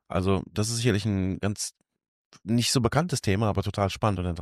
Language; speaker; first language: German; native; German